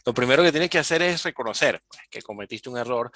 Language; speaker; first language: Spanish; native; Spanish